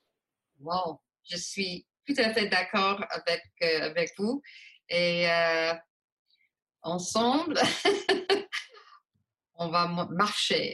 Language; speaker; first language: French; non-native, local second language; English